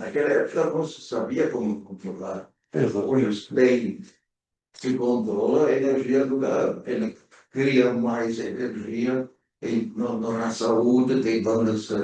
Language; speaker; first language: Portuguese; early bilingual, other home language; German